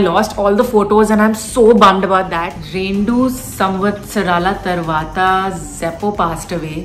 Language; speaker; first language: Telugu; non-native, learner; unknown